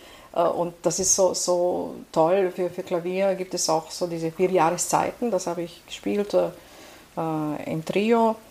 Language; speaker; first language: German; non-native, fluent; Serbian